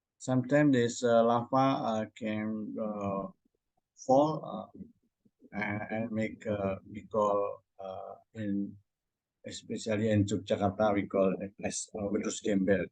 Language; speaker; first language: English; non-native, learner; Indonesian